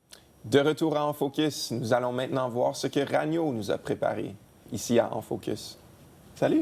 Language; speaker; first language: French; native; French